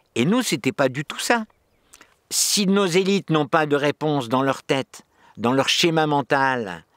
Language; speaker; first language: French; native; French